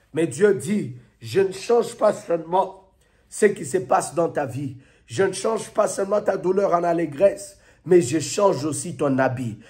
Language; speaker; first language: French; non-native, local second language; Lingala